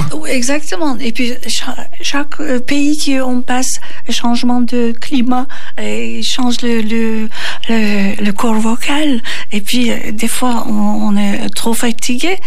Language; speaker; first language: French; non-native, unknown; Turkish